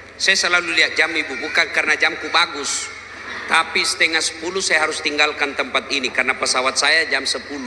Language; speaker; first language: Indonesian; non-native, local second language; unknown